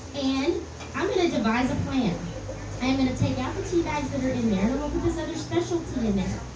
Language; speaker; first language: English; native; English